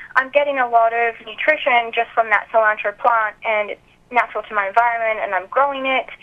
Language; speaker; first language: English; native; English